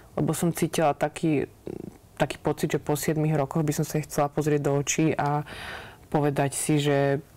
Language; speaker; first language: Slovak; native; Slovak